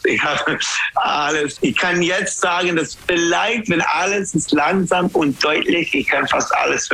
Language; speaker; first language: German; non-native, learner; English